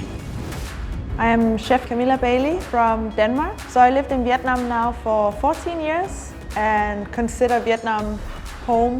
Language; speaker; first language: English; non-native, fluent; Danish